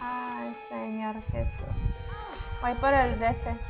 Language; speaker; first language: Spanish; native; Spanish